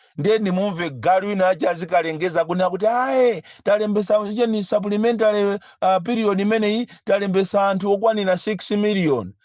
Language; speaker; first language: Nyanja; native; Nyanja